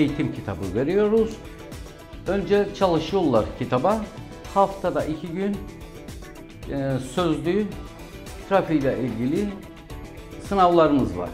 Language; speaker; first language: Turkish; native; Turkish